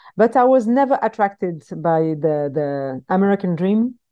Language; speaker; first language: English; non-native, fluent; French